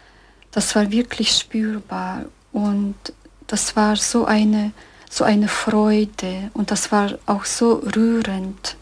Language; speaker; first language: German; early bilingual, heritage; German